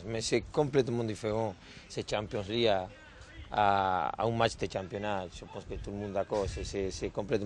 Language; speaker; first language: French; non-native, learner; Spanish